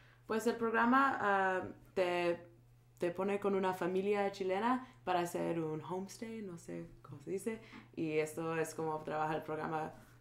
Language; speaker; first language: Spanish; non-native, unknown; English